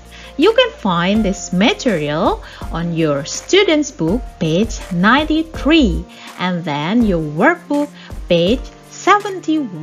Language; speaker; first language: English; non-native, fluent; Indonesian